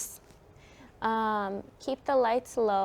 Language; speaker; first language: English; native; English